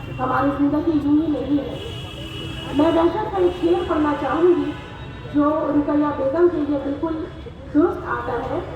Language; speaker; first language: Urdu; native; Urdu